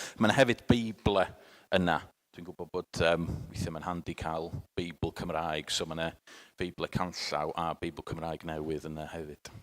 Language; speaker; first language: Welsh; native; Welsh